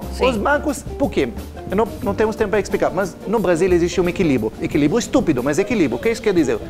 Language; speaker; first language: Portuguese; non-native, fluent; Hebrew